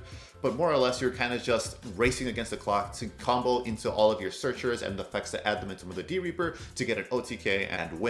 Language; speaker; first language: English; native; English